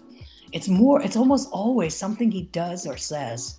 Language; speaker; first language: English; non-native, fluent; Norwegian